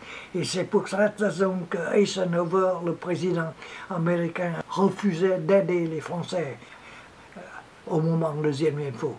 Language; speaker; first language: French; non-native, local second language; Vietnamese